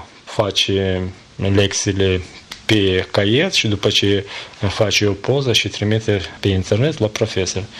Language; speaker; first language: Romanian; non-native, learner; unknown